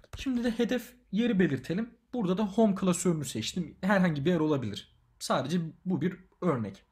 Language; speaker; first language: Turkish; native; Turkish